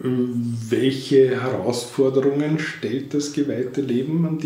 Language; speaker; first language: German; native; German